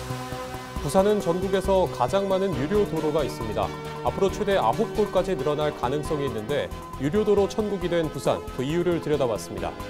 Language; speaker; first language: Korean; native; Korean